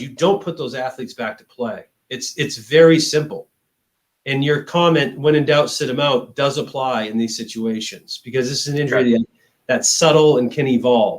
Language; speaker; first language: English; native; English